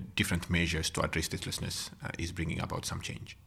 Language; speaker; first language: English; non-native, fluent; Amharic